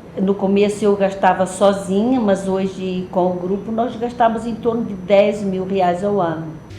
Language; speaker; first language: Portuguese; native; Portuguese